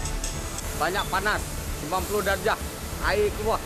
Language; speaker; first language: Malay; non-native, learner; Bangla